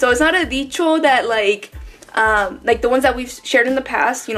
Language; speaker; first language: English; early bilingual, other home language; Spanish